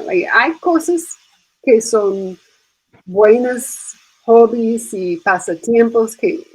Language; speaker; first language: Spanish; non-native, fluent; English